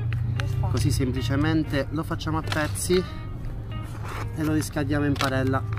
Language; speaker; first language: Italian; native; Italian